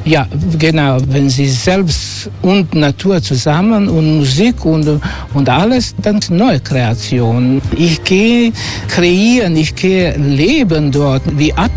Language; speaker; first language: German; non-native, learner; Croatian